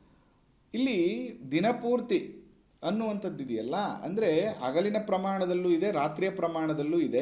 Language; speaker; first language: Kannada; native; Kannada